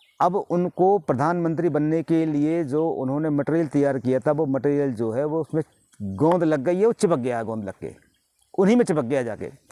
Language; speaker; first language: Hindi; native; Hindi